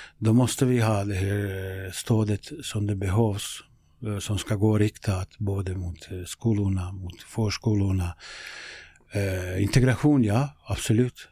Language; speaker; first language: Swedish; non-native, fluent; Bosnian